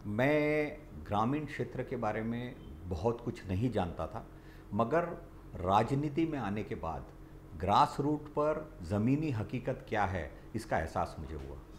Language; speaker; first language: Hindi; non-native, local second language; Marathi